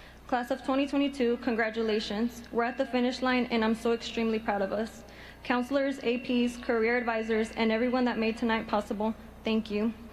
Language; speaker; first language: English; early bilingual, other home language; Spanish